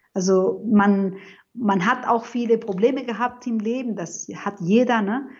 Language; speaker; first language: German; non-native, fluent; Spanish